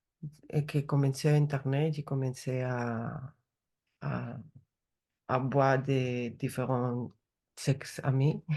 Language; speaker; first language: French; non-native, learner; Spanish